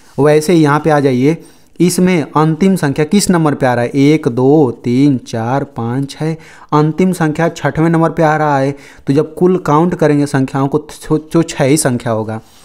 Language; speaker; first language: Hindi; native; Hindi